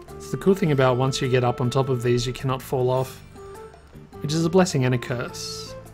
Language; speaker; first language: English; native; English